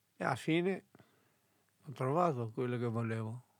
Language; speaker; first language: Italian; non-native, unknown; Albanian